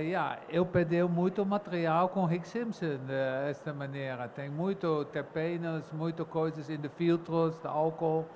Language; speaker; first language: Portuguese; non-native, learner; Dutch